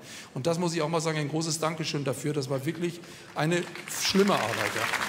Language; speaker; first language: German; native; German